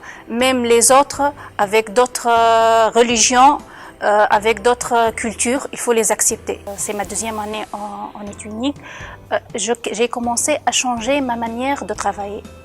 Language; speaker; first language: French; non-native, local second language; Arabic